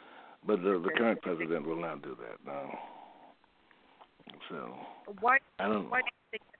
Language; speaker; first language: English; native; English